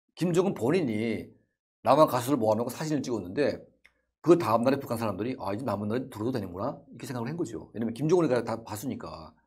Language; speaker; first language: Korean; native; Korean